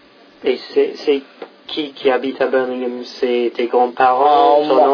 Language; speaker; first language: French; non-native, fluent; English